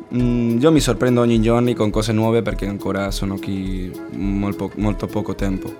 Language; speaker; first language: Italian; non-native, learner; Spanish